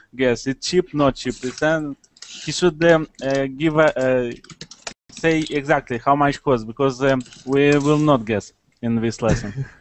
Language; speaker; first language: English; non-native, learner; Romanian